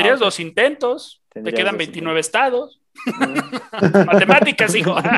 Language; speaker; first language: Spanish; native; Spanish